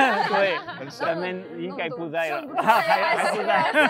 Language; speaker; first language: Chinese; non-native, learner; French